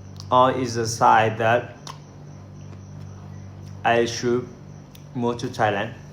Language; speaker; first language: English; non-native, learner; Thai